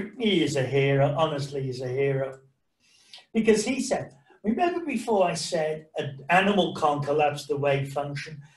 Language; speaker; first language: English; native; English